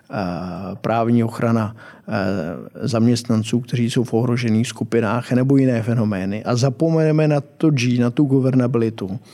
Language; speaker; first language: Czech; native; Czech